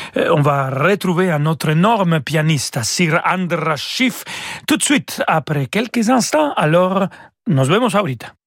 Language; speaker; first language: French; non-native, fluent; Spanish